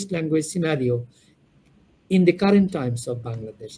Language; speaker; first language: English; non-native, local second language; Bangla